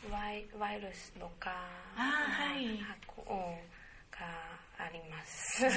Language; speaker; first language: Japanese; non-native, learner; Chinese